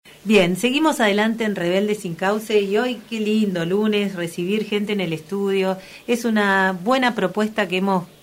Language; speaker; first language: Spanish; native; Spanish